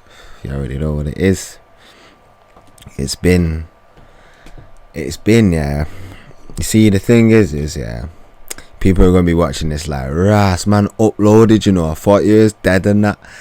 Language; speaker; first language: English; native; English